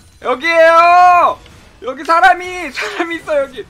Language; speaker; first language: Korean; native; Korean